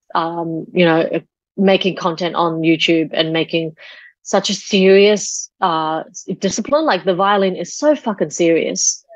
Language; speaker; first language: English; early bilingual, other home language; Chinese